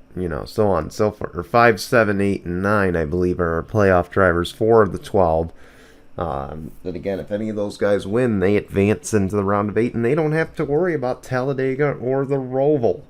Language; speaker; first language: English; native; English